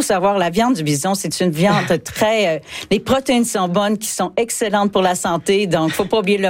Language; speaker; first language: French; native; French